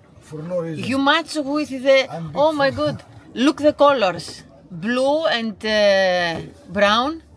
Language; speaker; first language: English; non-native, learner; Greek